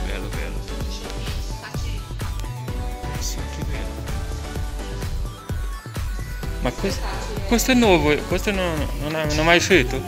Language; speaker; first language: Italian; non-native, learner; Portuguese